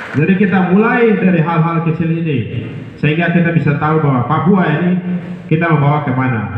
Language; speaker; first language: Indonesian; non-native, local second language; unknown